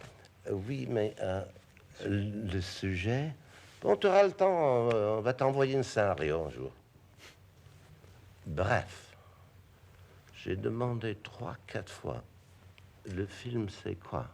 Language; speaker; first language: French; non-native, fluent; English